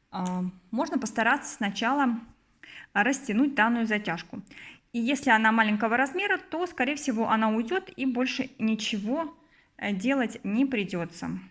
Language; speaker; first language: Russian; native; Russian